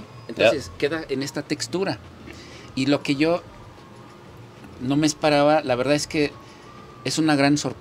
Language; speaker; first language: Spanish; native; Spanish